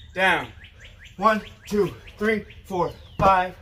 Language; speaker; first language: English; native; English